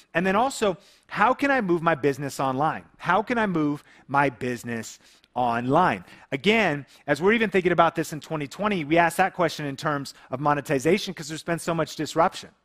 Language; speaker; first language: English; native; English